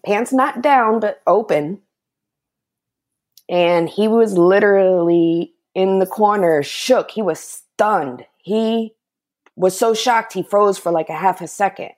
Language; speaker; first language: English; native; English